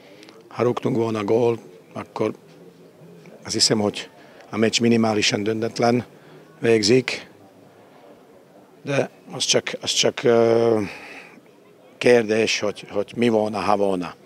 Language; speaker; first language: Hungarian; non-native, fluent; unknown